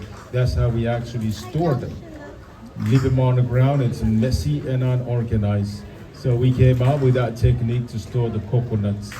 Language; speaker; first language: English; non-native, local second language; Samoan